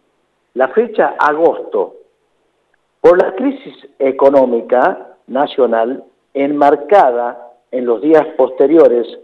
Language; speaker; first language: Spanish; native; Spanish